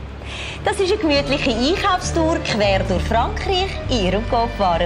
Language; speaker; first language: German; native; German